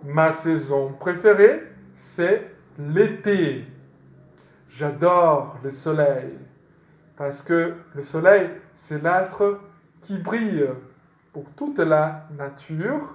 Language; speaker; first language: French; non-native, fluent; Portuguese